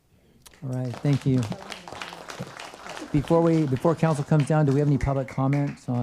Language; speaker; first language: English; native; English